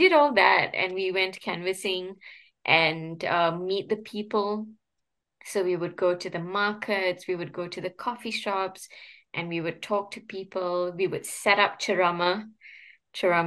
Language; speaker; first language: English; non-native, local second language; Tamil